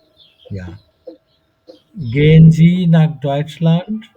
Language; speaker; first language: German; non-native, fluent; Bangla